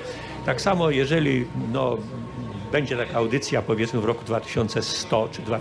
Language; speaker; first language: Polish; native; Polish